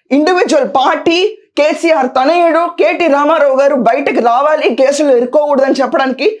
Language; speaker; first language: Telugu; native; Telugu